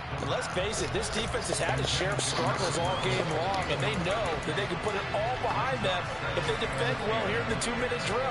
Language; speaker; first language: English; native; English